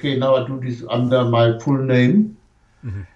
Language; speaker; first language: English; non-native, fluent; German